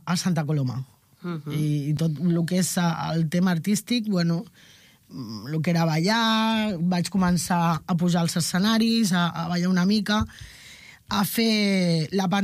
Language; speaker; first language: Catalan; native; Catalan